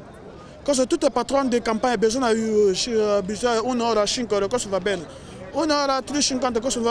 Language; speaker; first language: Italian; non-native, learner; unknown